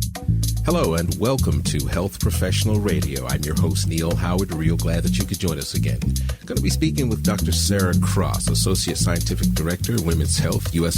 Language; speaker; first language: English; native; English